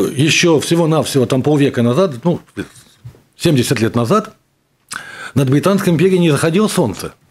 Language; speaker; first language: Russian; native; Russian